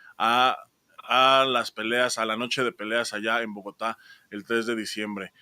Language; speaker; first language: Spanish; native; Spanish